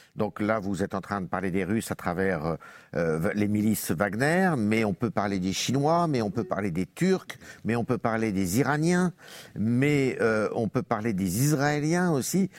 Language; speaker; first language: French; native; French